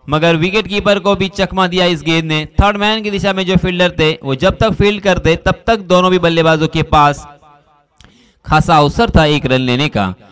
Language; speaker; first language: Hindi; non-native, local second language; Marathi